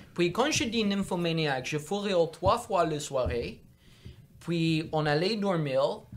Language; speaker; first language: French; non-native, local second language; English